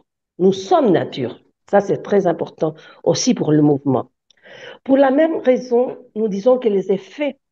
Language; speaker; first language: French; non-native, fluent; Spanish